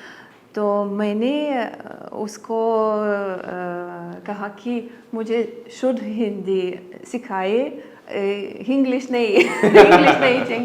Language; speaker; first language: Hindi; non-native, learner; Lithuanian